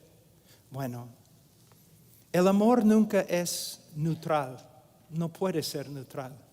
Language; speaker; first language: Spanish; non-native, fluent; English